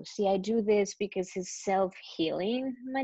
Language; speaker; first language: English; non-native, fluent; Spanish